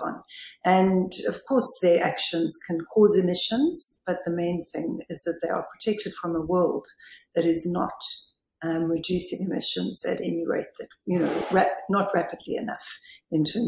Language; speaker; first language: English; native; English